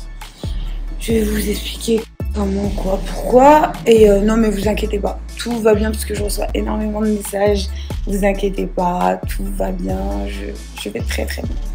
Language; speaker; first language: French; native; French